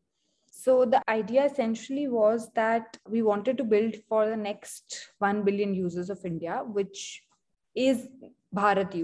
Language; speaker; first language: English; non-native, local second language; Hindi